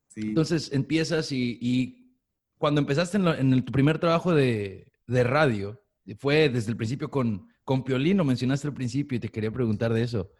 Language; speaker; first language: Spanish; native; Spanish